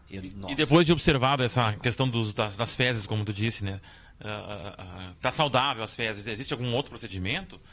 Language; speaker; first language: Portuguese; native; Portuguese